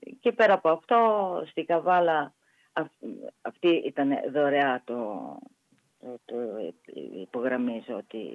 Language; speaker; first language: Greek; non-native, fluent; Italian